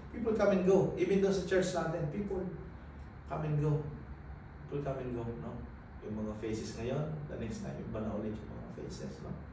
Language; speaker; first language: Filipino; native; Filipino